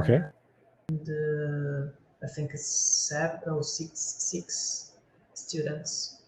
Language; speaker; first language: English; non-native, learner; Portuguese